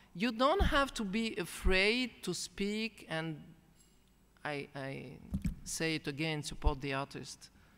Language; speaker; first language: English; non-native, fluent; Arabic